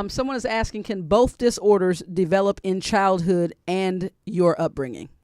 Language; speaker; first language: English; native; English